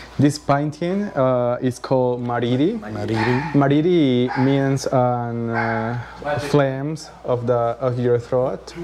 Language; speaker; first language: English; non-native, learner; Spanish